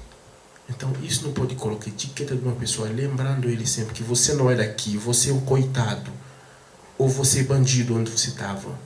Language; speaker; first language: Portuguese; non-native, fluent; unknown